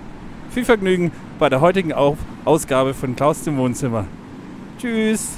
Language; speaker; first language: German; native; German